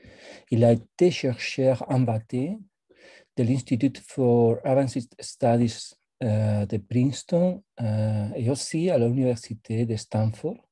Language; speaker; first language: French; non-native, fluent; Spanish